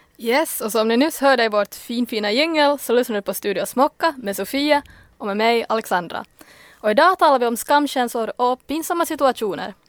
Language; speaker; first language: Swedish; native; Swedish